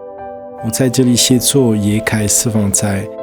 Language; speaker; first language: Chinese; non-native, fluent; French